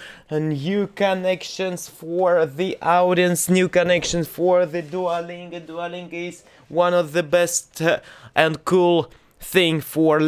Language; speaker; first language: English; non-native, learner; Russian